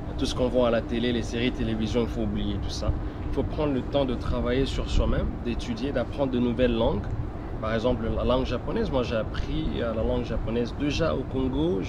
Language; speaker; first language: French; non-native, local second language; Lingala